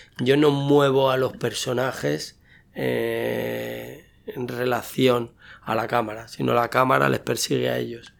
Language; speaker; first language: Spanish; native; Spanish